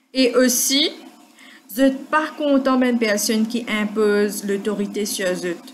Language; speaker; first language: French; non-native, local second language; Morisyen